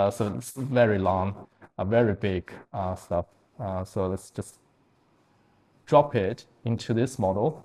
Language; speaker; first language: English; non-native, fluent; Chinese